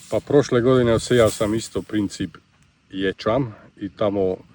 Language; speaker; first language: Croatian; non-native, local second language; Hungarian